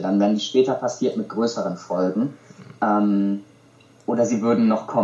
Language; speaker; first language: German; native; German